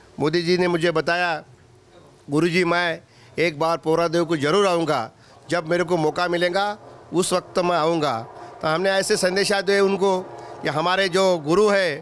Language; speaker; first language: Hindi; non-native, local second language; Lambadi